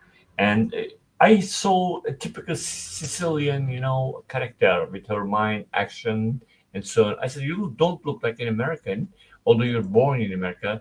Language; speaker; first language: English; non-native, fluent; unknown